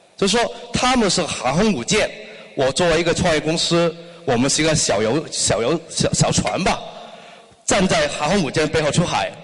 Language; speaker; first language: Chinese; non-native, local second language; Cantonese